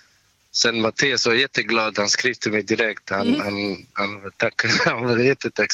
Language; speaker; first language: Swedish; non-native, learner; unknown